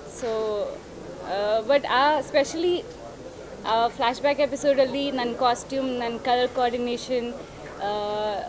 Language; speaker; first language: Kannada; non-native, learner; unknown